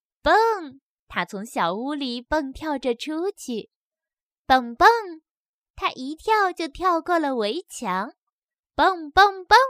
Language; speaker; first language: Chinese; native; Chinese